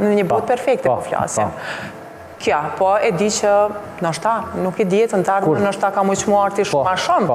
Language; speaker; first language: Albanian; native; Albanian